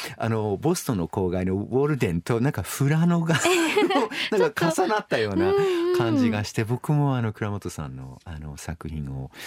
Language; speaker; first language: Japanese; non-native, fluent; English